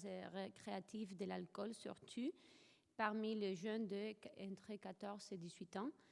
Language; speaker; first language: French; non-native, fluent; Spanish